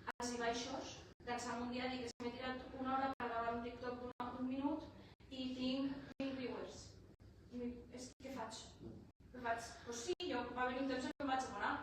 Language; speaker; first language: Catalan; native; Catalan